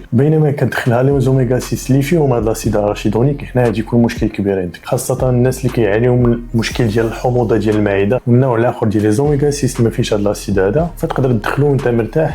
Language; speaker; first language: Arabic; native; Arabic